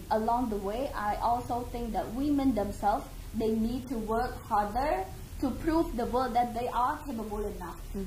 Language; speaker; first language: English; non-native, fluent; Khmer